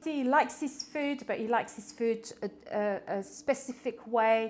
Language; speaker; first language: English; non-native, fluent; French